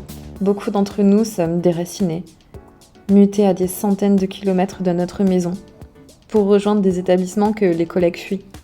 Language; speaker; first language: French; native; French